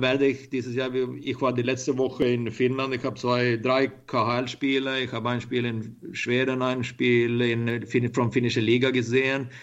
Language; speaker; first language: German; non-native, learner; Swedish